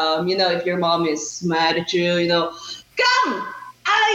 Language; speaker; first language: English; non-native, local second language; Filipino